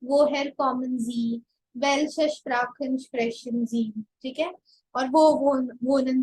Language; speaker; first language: German; non-native, fluent; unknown